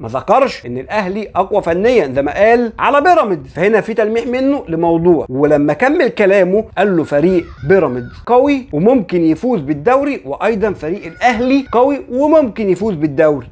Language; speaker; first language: Arabic; native; Arabic